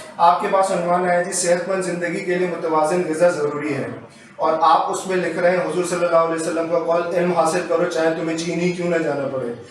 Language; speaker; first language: Urdu; native; Urdu